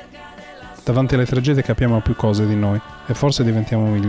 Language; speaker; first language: Italian; native; Italian